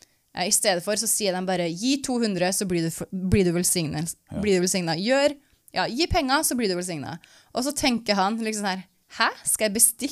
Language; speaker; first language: Norwegian; native; Norwegian